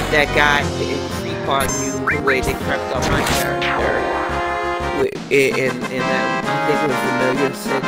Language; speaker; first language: English; native; English